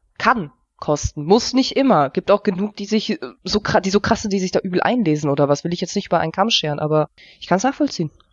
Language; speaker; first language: German; early bilingual, other home language; Russian